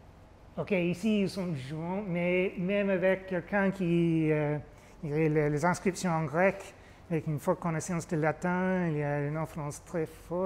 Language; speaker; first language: French; non-native, fluent; English